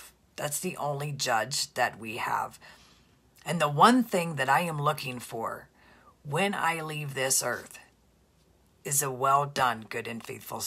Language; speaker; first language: English; native; English